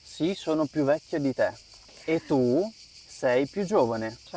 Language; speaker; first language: Italian; non-native, fluent; Ukrainian